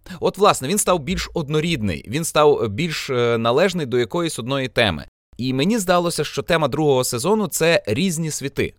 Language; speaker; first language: Ukrainian; native; Ukrainian